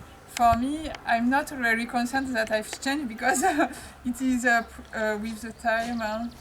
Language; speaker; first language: English; non-native, learner; French